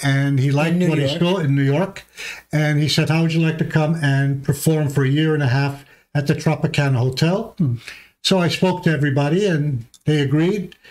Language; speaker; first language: English; early bilingual, other home language; Armenian